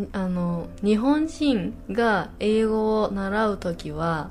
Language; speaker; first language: Japanese; native; Japanese